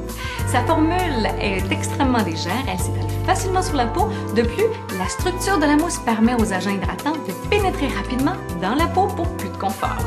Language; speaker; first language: French; native; French